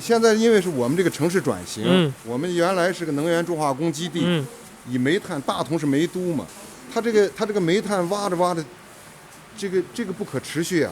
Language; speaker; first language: Chinese; native; Chinese